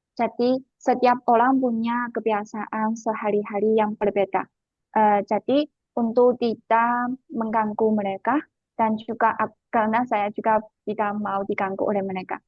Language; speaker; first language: Indonesian; non-native, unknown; Chinese